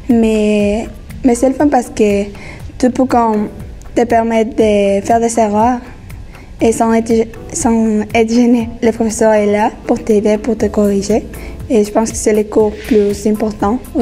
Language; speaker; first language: French; non-native, fluent; Spanish